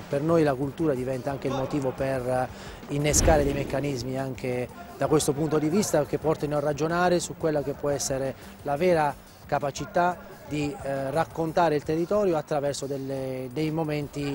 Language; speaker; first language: Italian; native; Italian